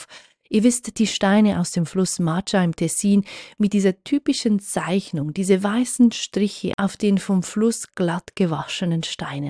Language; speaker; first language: German; native; German